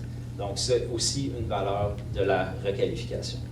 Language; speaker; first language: French; native; French